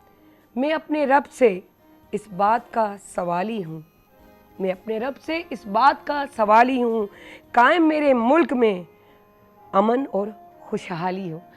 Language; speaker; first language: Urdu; non-native, local second language; Sindhi